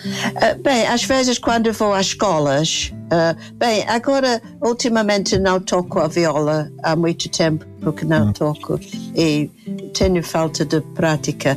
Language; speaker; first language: Portuguese; non-native, fluent; English